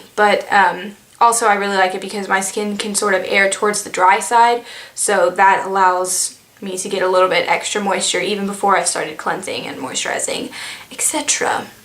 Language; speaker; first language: English; native; English